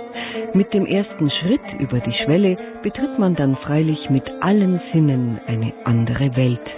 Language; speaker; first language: German; native; German